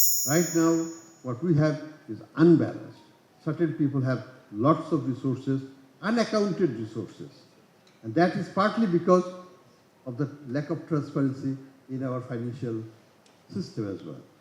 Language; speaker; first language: English; non-native, local second language; Bangla